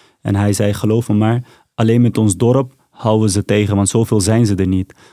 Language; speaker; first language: Dutch; early bilingual, other home language; Persian